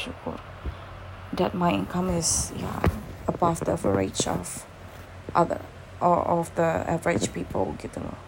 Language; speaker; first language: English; non-native, fluent; Indonesian